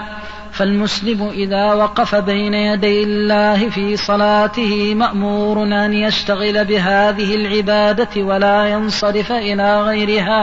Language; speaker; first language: Arabic; native; Arabic